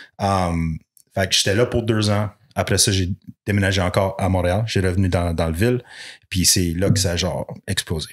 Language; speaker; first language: French; non-native, local second language; English